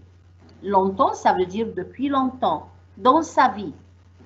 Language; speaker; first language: French; non-native, fluent; Arabic